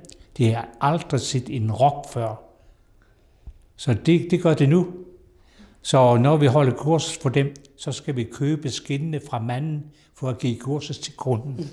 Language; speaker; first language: Danish; non-native, local second language; Kalaallisut